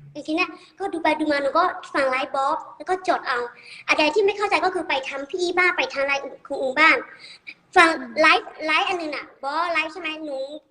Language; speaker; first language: Thai; non-native, learner; Burmese